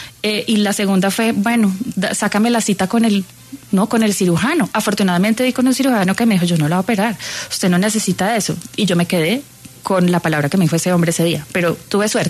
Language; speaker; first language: Spanish; native; Spanish